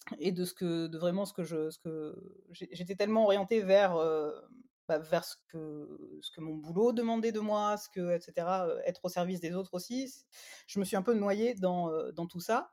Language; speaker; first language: French; native; French